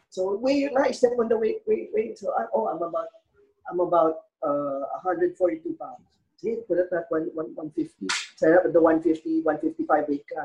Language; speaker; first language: English; non-native, local second language; Filipino